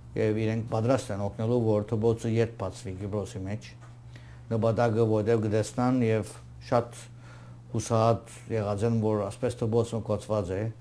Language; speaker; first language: Armenian; early bilingual, heritage; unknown